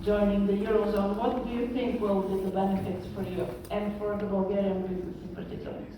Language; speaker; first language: English; non-native, fluent; Bulgarian